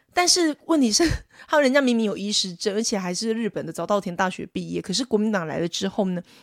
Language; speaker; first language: Chinese; non-native, local second language; Min Nan Chinese